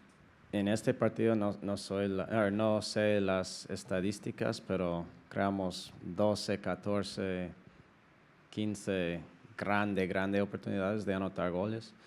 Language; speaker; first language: Spanish; non-native, fluent; English